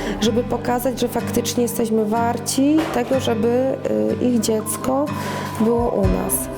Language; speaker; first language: Polish; native; Polish